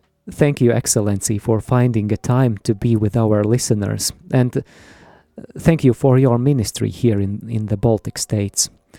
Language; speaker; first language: English; non-native, fluent; Latvian